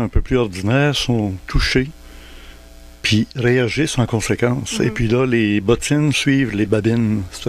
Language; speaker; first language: French; native; French